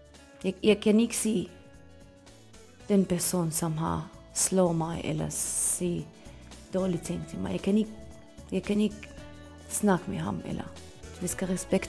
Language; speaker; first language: Danish; non-native, fluent; Arabic